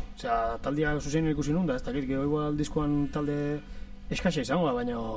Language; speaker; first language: Basque; native; Basque